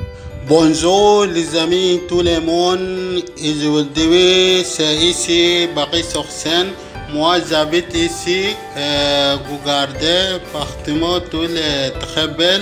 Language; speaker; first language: French; non-native, learner; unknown